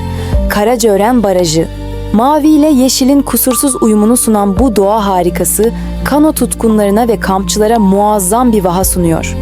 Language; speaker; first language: Turkish; native; Turkish